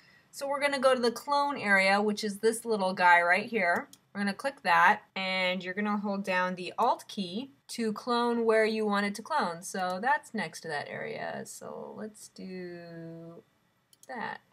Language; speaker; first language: English; native; English